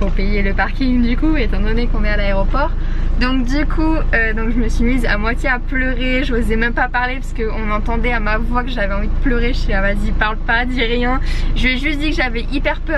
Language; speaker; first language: French; native; French